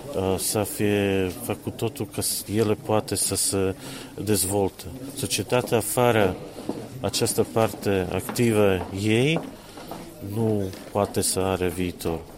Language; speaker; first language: Romanian; non-native, fluent; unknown